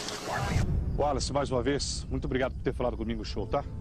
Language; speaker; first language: Portuguese; native; Portuguese